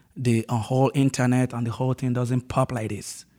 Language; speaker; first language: English; non-native, local second language; Yoruba